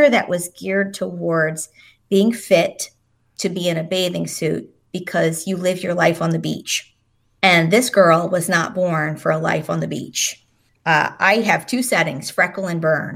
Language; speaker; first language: English; native; English